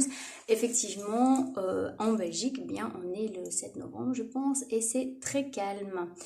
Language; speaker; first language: French; native; French